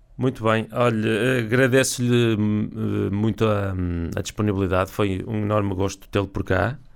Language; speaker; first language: Portuguese; native; Portuguese